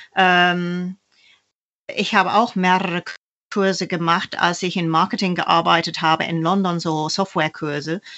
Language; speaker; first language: German; non-native, fluent; English